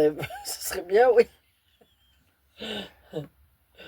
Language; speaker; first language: French; native; French